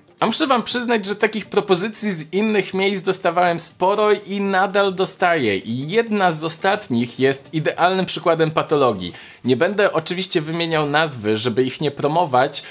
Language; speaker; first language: Polish; native; Polish